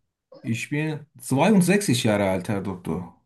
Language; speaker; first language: German; non-native, learner; Turkish